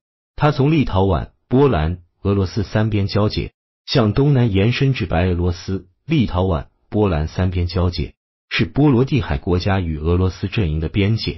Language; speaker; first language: Chinese; native; Chinese